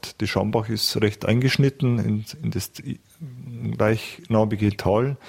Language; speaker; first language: German; native; German